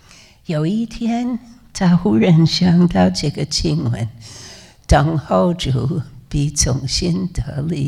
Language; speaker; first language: Chinese; non-native, fluent; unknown